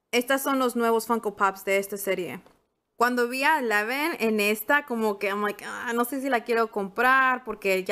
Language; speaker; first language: Spanish; early bilingual, heritage; Spanish